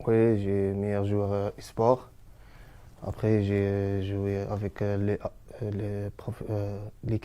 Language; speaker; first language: French; non-native, learner; Arabic